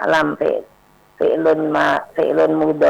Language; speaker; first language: Arabic; non-native, learner; Indonesian